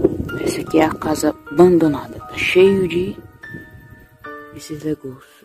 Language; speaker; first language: Portuguese; native; Portuguese